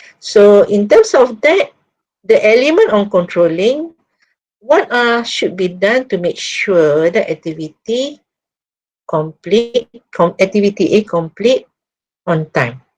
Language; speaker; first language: English; non-native, local second language; Malay